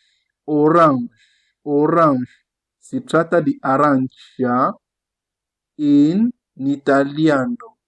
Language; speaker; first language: Italian; non-native, fluent; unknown